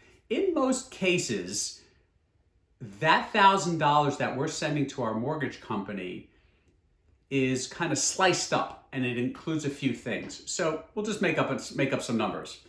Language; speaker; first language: English; native; English